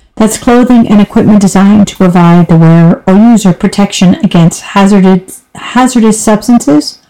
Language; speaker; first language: English; native; English